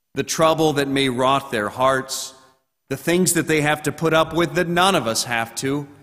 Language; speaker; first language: English; native; English